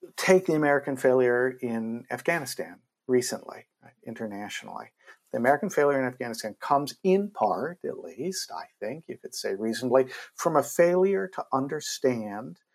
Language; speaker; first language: English; native; English